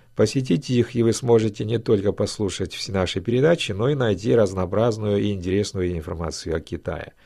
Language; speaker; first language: Russian; non-native, fluent; Chinese